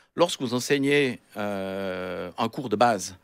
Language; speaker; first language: French; native; French